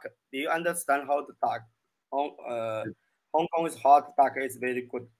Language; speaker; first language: English; non-native, learner; Chinese